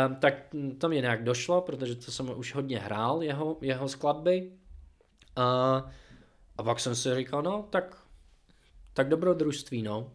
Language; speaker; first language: Czech; non-native, fluent; English